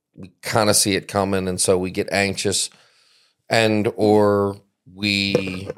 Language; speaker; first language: English; native; English